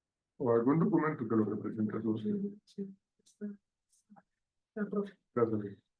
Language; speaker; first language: Spanish; native; Spanish